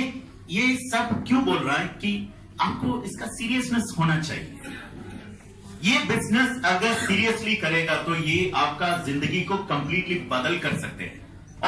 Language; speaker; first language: Hindi; non-native, fluent; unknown